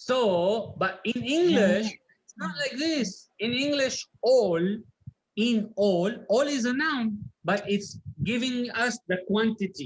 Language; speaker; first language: English; non-native, learner; Arabic